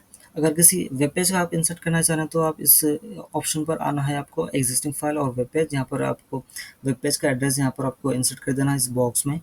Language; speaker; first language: Hindi; native; Hindi